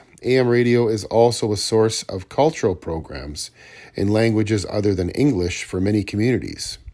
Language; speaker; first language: English; native; English